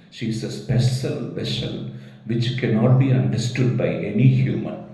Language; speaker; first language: English; non-native, local second language; Tamil